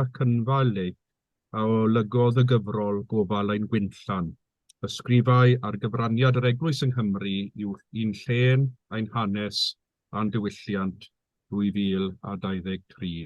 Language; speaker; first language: Welsh; native; Welsh